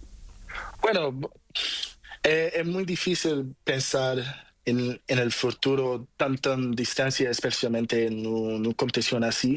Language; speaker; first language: Spanish; non-native, learner; Portuguese